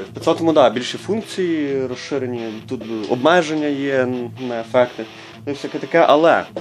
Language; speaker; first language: Ukrainian; non-native, local second language; Russian